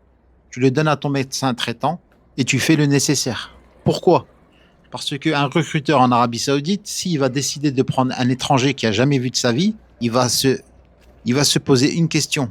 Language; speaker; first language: French; native; French